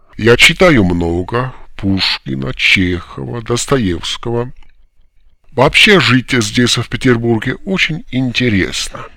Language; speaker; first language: Russian; non-native, learner; Finnish